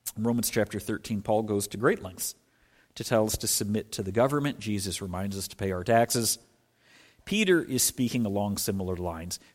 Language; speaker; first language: English; native; English